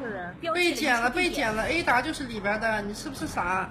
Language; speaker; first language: Chinese; native; Chinese